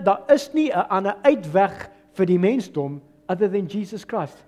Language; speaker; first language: Afrikaans; early bilingual, heritage; Afrikaans